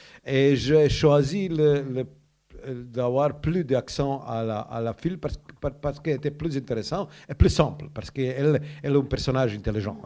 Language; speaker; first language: French; non-native, learner; Croatian